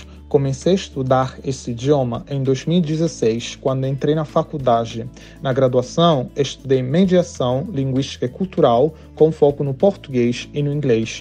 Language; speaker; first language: Portuguese; non-native, fluent; Italian